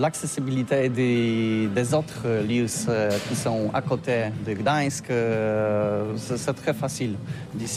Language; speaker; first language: French; non-native, learner; Polish